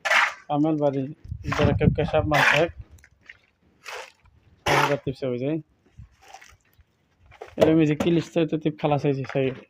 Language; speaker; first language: Arabic; non-native, learner; Bangla